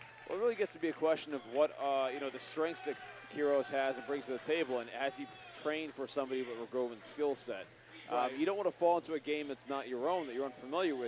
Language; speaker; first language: English; native; English